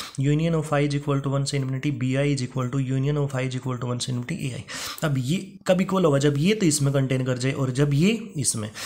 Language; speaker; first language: Hindi; native; Hindi